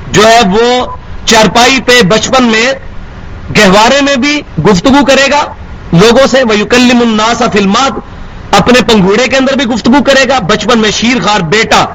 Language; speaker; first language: Urdu; non-native, local second language; Punjabi